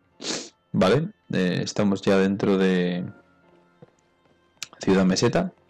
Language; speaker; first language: Spanish; native; Spanish